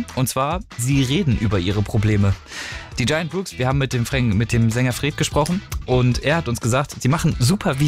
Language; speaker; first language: German; native; German